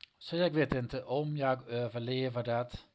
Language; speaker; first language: Swedish; non-native, learner; Dutch